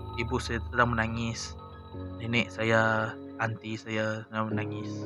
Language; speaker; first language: Malay; non-native, local second language; Iban